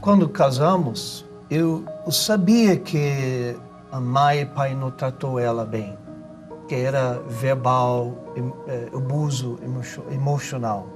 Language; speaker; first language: Portuguese; non-native, learner; English